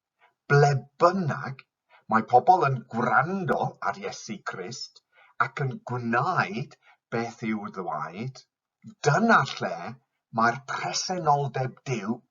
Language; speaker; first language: Welsh; non-native, fluent; English